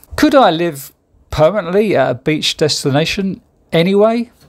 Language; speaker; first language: English; native; English